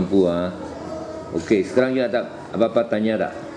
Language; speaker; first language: Malay; native; Malay